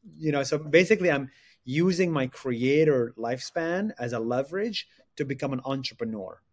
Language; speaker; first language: English; non-native, fluent; Arabic